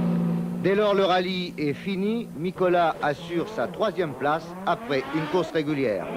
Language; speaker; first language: French; native; French